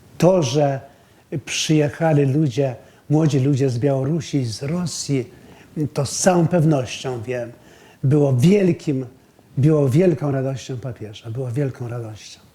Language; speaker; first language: Polish; native; Polish